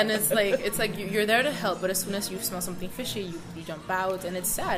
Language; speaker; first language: English; non-native, fluent; Spanish